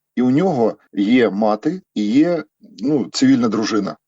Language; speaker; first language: Ukrainian; native; Ukrainian